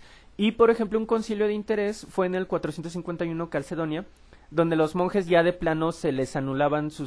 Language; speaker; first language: Spanish; native; Spanish